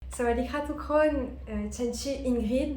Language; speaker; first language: Thai; non-native, learner; French